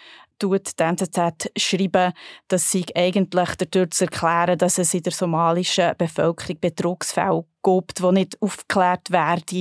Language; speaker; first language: German; native; German